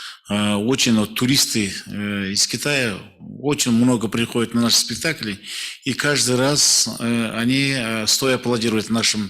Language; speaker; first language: Russian; non-native, local second language; Kazakh